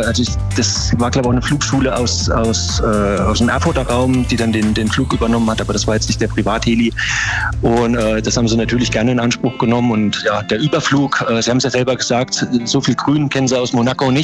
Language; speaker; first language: German; native; German